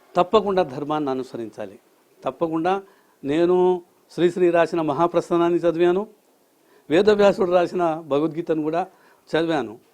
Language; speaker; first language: Telugu; non-native, local second language; Lambadi